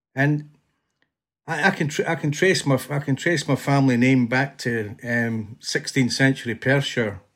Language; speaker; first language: English; native; English